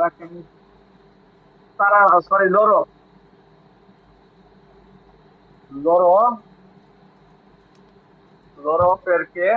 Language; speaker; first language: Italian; non-native, learner; Bangla